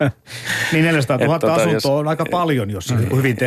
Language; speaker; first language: Finnish; native; Finnish